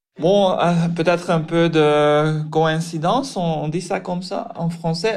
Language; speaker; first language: French; non-native, local second language; Dutch